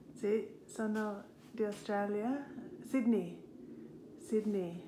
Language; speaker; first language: Italian; non-native, learner; English